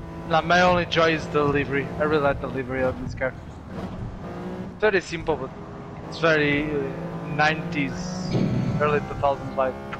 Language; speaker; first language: English; non-native, fluent; Portuguese